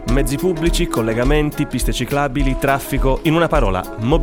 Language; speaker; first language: Italian; native; Italian